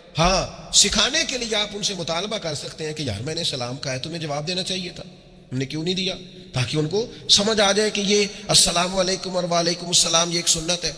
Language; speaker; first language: Urdu; non-native, local second language; Punjabi